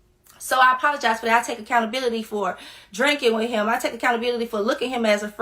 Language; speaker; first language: English; native; English